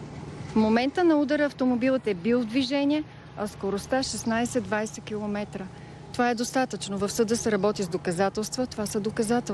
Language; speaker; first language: Bulgarian; native; Bulgarian